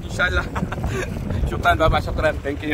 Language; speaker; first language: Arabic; non-native, learner; Cebuano